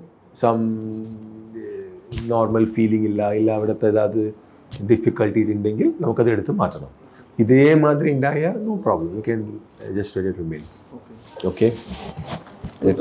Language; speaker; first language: Malayalam; non-native, local second language; Tamil